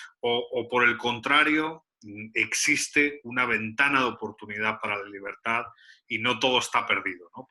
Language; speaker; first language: Spanish; native; Spanish